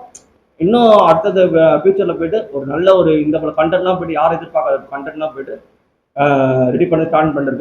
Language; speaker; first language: Tamil; native; Tamil